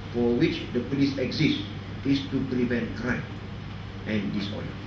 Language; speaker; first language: English; non-native, local second language; Malay